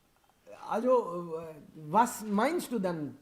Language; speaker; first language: German; non-native, fluent; Hindi